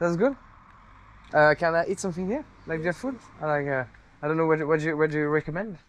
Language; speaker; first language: English; non-native, fluent; French